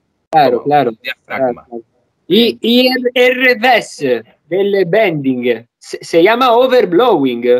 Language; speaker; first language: Spanish; non-native, learner; Italian